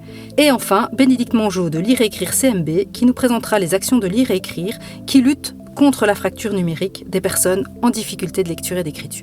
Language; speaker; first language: French; native; French